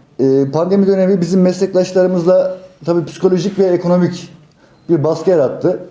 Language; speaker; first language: Turkish; native; Turkish